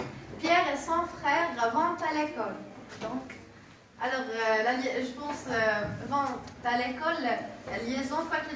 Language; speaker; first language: French; non-native, learner; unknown